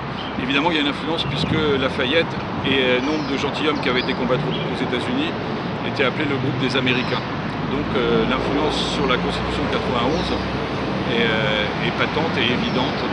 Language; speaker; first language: French; native; French